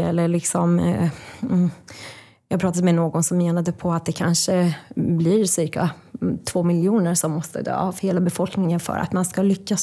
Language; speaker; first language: Swedish; non-native, fluent; Persian